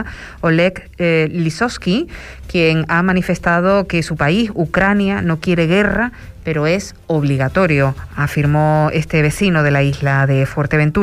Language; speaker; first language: Spanish; native; Spanish